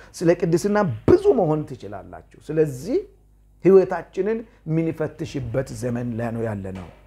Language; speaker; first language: Amharic; non-native, local second language; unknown